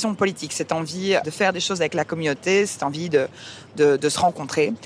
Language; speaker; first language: French; native; French